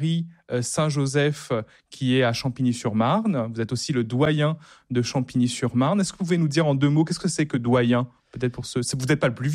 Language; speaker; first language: French; native; French